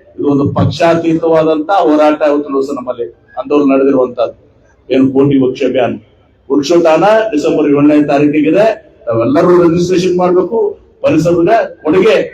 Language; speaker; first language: Kannada; native; Kannada